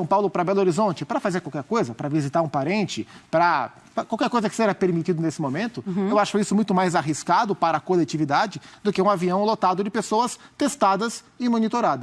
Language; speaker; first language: Portuguese; native; Portuguese